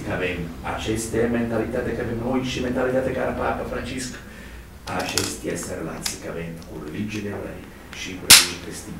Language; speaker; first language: Romanian; non-native, learner; Italian